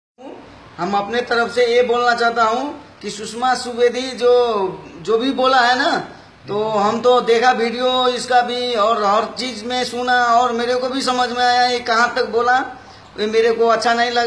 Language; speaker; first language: Hindi; non-native, local second language; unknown